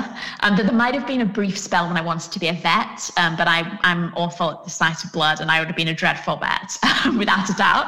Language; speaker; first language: English; native; English